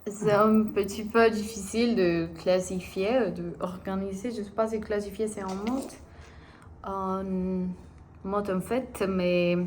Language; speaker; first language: French; non-native, learner; Spanish